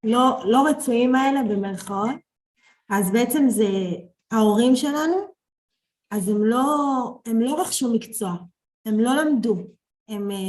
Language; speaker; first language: Hebrew; early bilingual, other home language; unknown